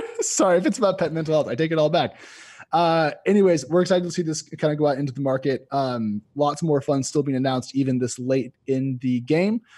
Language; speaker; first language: English; native; English